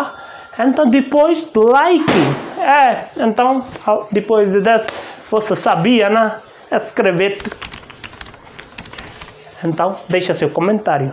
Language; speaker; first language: Portuguese; non-native, learner; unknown